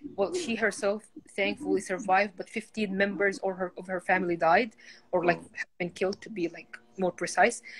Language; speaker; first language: English; non-native, fluent; Arabic